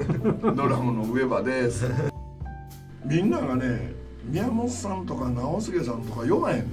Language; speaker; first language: Japanese; native; Japanese